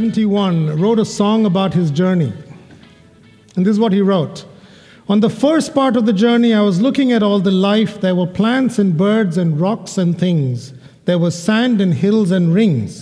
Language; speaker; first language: English; non-native, local second language; Malayalam